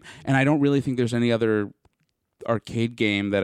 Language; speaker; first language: English; native; English